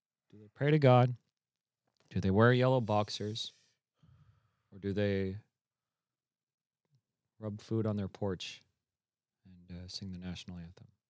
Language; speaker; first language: English; early bilingual, other home language; Spanish